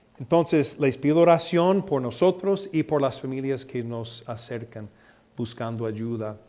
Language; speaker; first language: Spanish; non-native, fluent; English